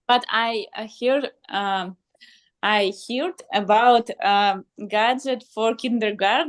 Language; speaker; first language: English; non-native, learner; Russian